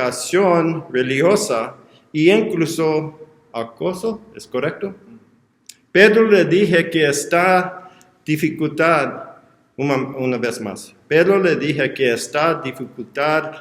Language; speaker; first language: Spanish; non-native, learner; English